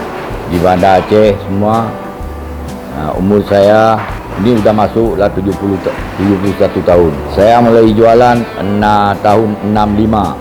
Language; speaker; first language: Indonesian; non-native, local second language; Achinese